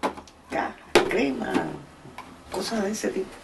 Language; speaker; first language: Spanish; native; Spanish